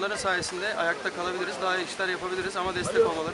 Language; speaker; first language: Turkish; native; Turkish